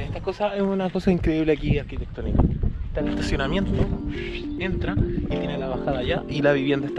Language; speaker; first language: Spanish; native; Spanish